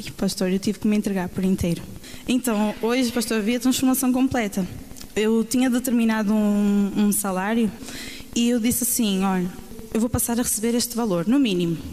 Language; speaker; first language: Portuguese; native; Portuguese